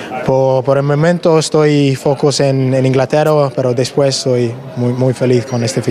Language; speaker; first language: Spanish; non-native, learner; English